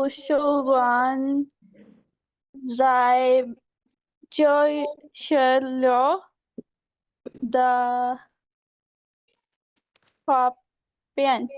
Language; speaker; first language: Chinese; non-native, learner; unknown